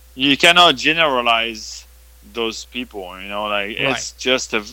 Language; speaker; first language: English; non-native, fluent; French